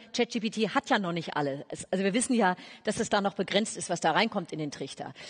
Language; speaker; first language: German; native; German